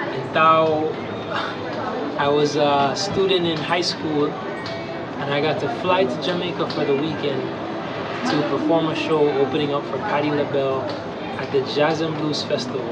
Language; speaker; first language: English; native; English